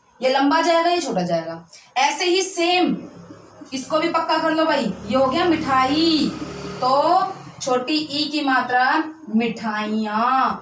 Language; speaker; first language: Hindi; native; Hindi